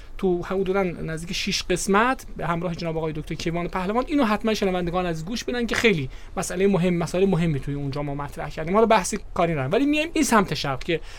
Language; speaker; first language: Persian; native; Persian